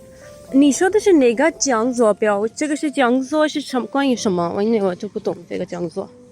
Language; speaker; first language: Chinese; non-native, fluent; Urdu